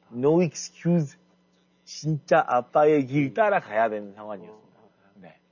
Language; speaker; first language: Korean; non-native, fluent; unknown